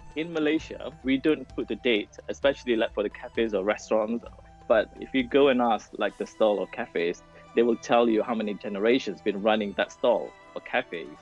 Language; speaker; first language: English; non-native, local second language; Malay